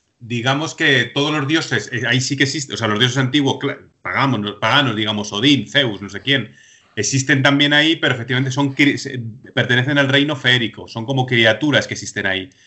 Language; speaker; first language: Spanish; native; Spanish